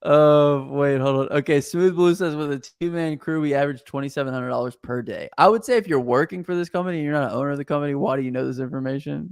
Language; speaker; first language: English; native; English